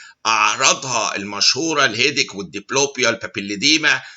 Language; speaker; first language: Arabic; native; Arabic